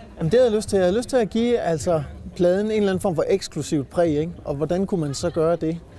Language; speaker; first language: Danish; native; Danish